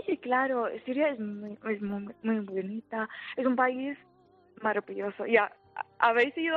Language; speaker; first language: Spanish; non-native, fluent; Arabic